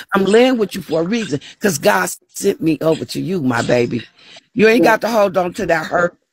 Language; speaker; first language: English; native; English